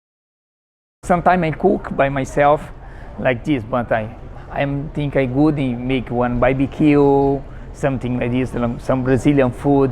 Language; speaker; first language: English; non-native, learner; Portuguese